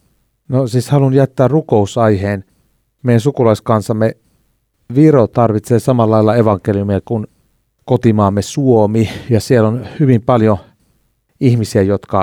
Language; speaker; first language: Finnish; native; Finnish